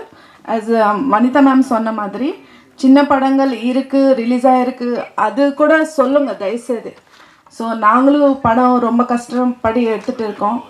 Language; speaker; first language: Tamil; non-native, fluent; Telugu